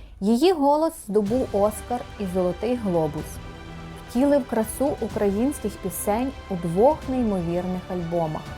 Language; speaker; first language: Ukrainian; native; Ukrainian